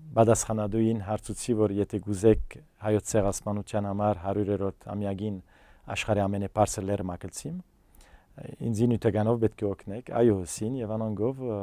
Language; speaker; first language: Armenian; early bilingual, heritage; Armenian